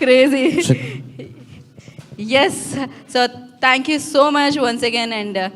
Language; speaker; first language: Telugu; native; Telugu